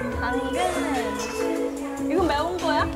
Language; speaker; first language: Korean; non-native, learner; English